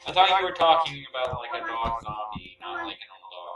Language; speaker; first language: English; native; English